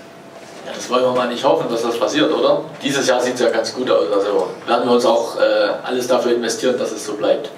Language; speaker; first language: German; native; German